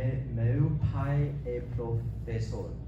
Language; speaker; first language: Portuguese; non-native, learner; English